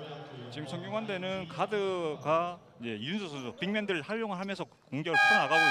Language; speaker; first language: Korean; native; Korean